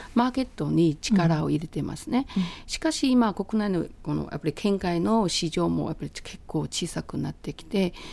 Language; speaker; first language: Japanese; non-native, fluent; Chinese